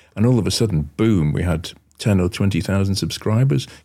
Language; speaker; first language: English; native; English